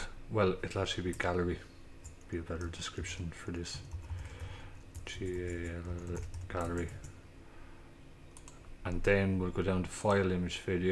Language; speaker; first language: English; native; English